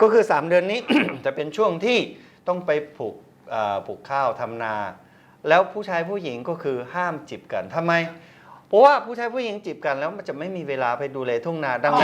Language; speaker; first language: Thai; non-native, learner; Chinese